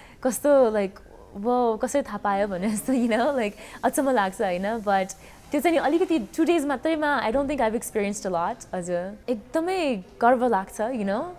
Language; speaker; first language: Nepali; early bilingual, heritage; Nepali